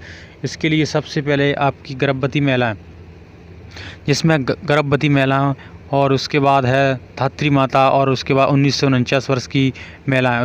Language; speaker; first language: Hindi; native; Hindi